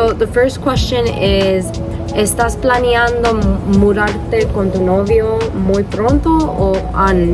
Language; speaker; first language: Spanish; early bilingual, heritage; English